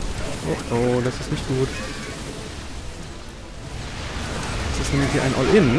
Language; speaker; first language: German; native; German